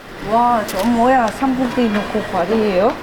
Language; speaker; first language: Korean; non-native, learner; Vietnamese